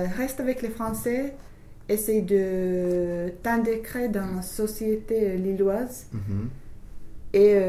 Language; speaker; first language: French; non-native, fluent; English